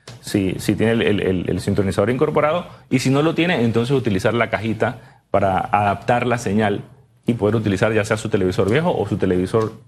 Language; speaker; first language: Spanish; native; Spanish